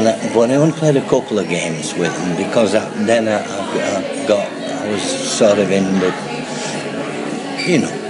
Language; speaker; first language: English; native; English